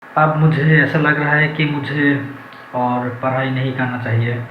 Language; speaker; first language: Hindi; non-native, learner; Bangla